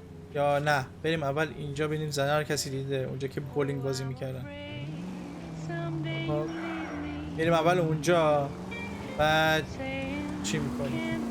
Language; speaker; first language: Persian; native; Persian